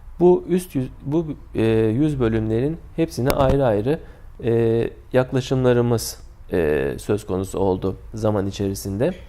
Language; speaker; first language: Turkish; native; Turkish